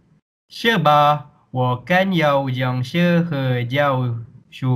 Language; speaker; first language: Chinese; non-native, learner; Malay